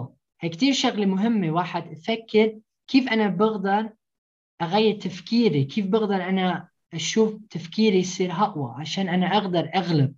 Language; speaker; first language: Arabic; early bilingual, heritage; Arabic